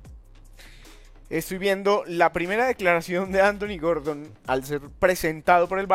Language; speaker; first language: Spanish; native; Spanish